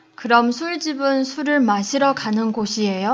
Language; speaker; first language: Korean; non-native, fluent; Chinese